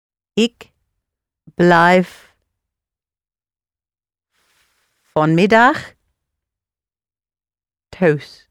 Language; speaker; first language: Dutch; non-native, learner; English